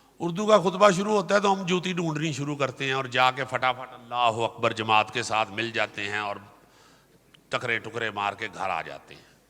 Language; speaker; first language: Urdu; non-native, local second language; Punjabi